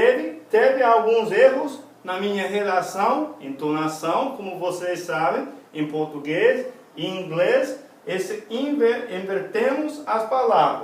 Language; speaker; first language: Portuguese; non-native, fluent; English